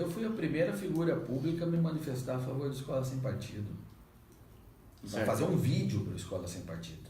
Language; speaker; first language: Portuguese; native; Portuguese